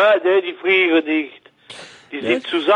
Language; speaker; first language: German; non-native, learner; French